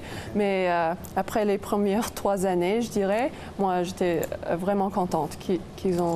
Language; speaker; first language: French; non-native, local second language; English